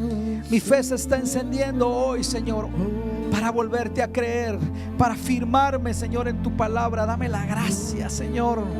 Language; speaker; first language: Spanish; native; Spanish